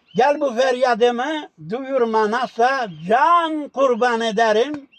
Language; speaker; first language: Turkish; native; Turkish